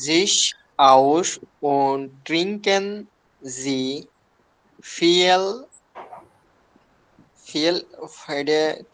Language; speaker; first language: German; non-native, learner; Bangla